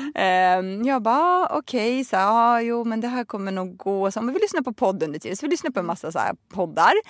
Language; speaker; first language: Swedish; early bilingual, other home language; Russian